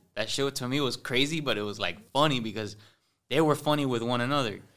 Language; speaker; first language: English; early bilingual, other home language; Spanish